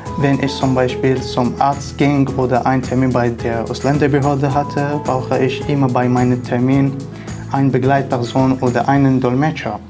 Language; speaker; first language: German; non-native, learner; Arabic